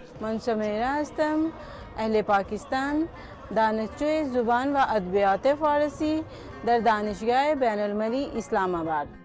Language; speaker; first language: Persian; non-native, learner; Urdu